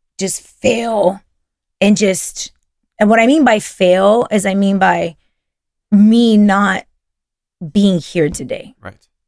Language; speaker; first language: English; early bilingual, other home language; Spanish